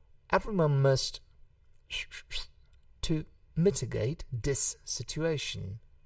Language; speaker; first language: English; non-native, fluent; Hungarian